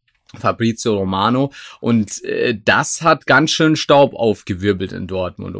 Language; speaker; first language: German; native; German